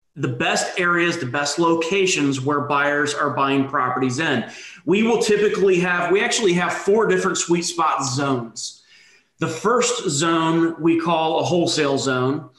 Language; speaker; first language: English; native; English